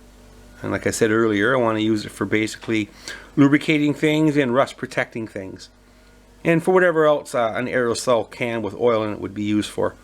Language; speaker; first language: English; native; English